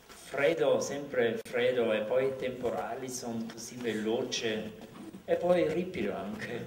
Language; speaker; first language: Italian; non-native, local second language; German